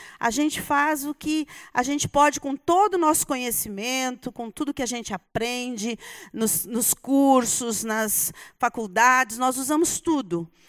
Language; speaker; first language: Portuguese; native; Portuguese